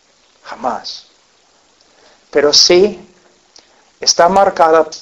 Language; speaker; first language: Spanish; non-native, fluent; English